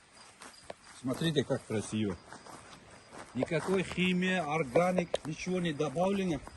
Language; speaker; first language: Russian; non-native, local second language; Tajik